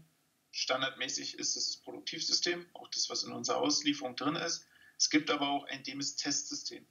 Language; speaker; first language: German; native; German